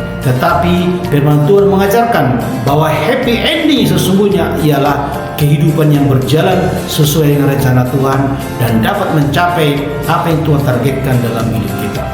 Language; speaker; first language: Indonesian; native; Indonesian